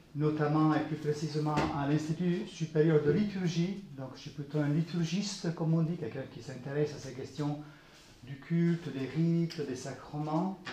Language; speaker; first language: French; non-native, fluent; Italian